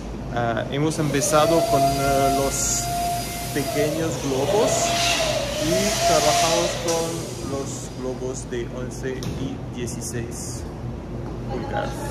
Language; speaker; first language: Spanish; non-native, learner; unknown